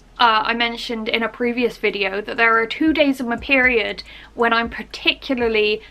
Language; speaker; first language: English; native; English